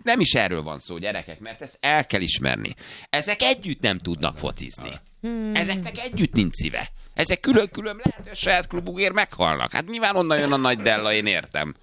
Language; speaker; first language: Hungarian; native; Hungarian